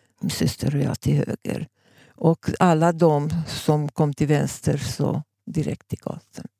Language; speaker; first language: Swedish; non-native, fluent; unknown